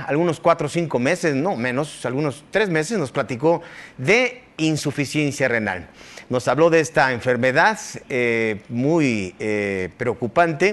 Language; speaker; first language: Spanish; native; Spanish